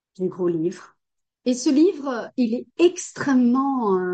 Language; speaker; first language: French; non-native, fluent; Portuguese